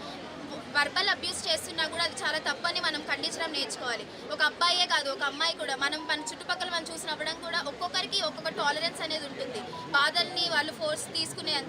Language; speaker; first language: Telugu; native; Telugu